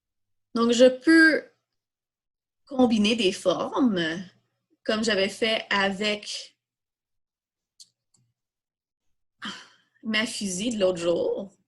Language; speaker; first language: French; native; French